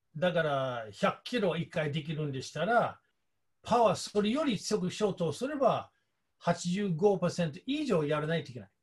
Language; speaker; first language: Japanese; non-native, fluent; English